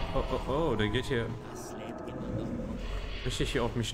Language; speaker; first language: German; native; German